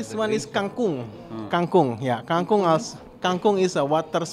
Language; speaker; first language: English; non-native, fluent; Indonesian